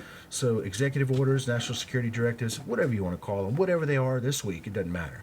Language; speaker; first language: English; native; English